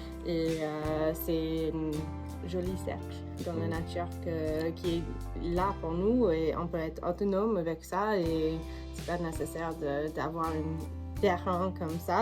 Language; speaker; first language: French; non-native, fluent; English